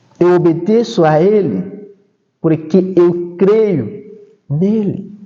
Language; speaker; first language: Portuguese; non-native, fluent; Haitian Creole